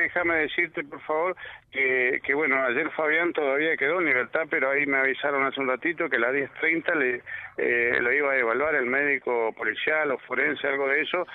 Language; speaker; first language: Spanish; native; Spanish